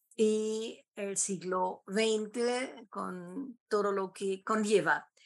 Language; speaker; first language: Spanish; non-native, fluent; German